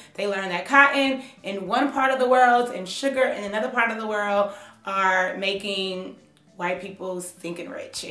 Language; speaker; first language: English; native; English